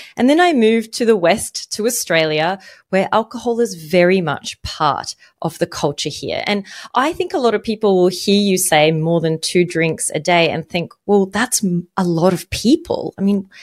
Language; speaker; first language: English; non-native, fluent; Arabic